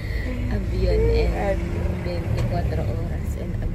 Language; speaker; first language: Spanish; non-native, learner; Filipino